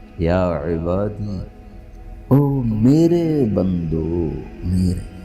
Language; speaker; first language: Urdu; non-native, local second language; Punjabi